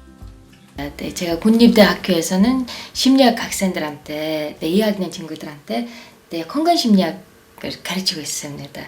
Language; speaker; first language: Korean; non-native, fluent; Mongolian